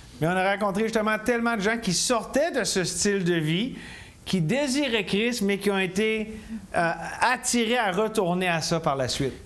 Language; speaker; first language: French; native; French